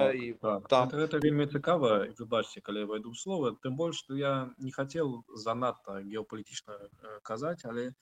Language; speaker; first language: Belarusian; non-native, learner; Russian